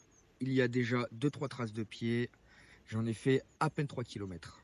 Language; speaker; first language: French; native; French